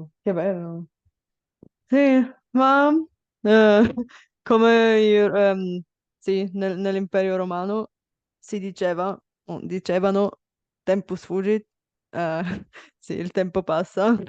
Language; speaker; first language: Italian; non-native, fluent; Bulgarian